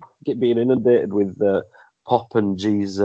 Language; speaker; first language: English; native; English